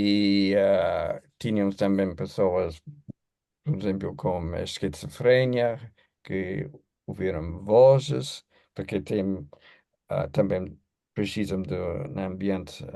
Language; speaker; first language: Portuguese; non-native, learner; English